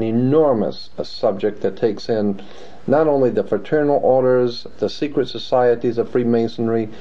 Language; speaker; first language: English; native; English